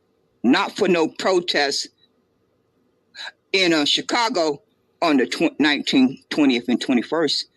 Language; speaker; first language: English; native; English